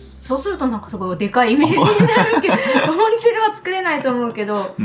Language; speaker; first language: Japanese; native; Japanese